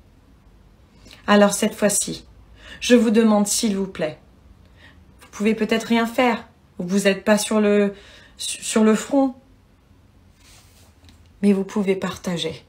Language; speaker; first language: French; early bilingual, other home language; Persian